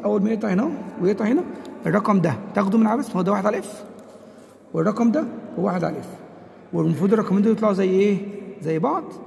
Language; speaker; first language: Arabic; native; Arabic